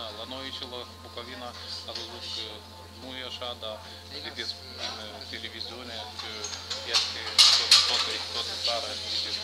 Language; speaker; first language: Romanian; early bilingual, heritage; Romanian